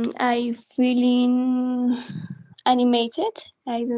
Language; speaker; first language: English; non-native, learner; Spanish